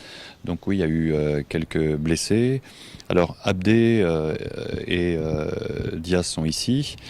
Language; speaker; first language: French; native; French